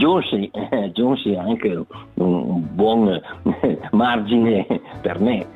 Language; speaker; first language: Italian; native; Italian